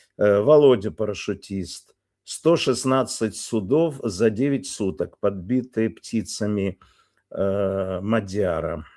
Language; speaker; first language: Russian; non-native, local second language; Polish